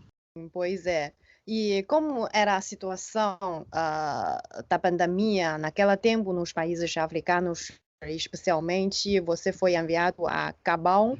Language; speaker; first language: Portuguese; non-native, fluent; Chinese